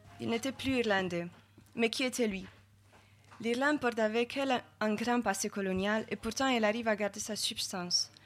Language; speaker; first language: French; non-native, fluent; Romanian